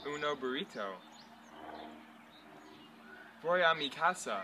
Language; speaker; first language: Spanish; non-native, learner; English